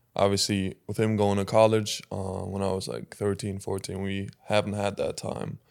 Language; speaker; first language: English; non-native, fluent; German